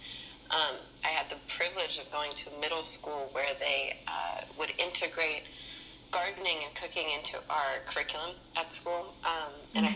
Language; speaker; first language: English; native; English